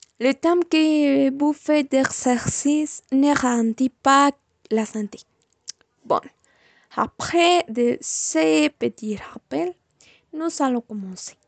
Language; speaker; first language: French; non-native, learner; Spanish